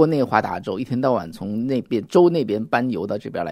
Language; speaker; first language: Chinese; native; Chinese